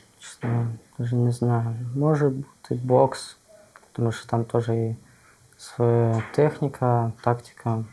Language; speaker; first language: Ukrainian; non-native, local second language; Russian